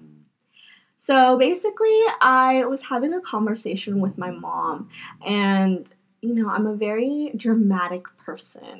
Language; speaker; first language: English; native; English